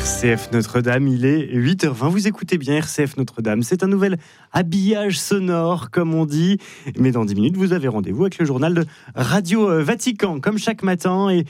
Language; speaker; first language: French; native; French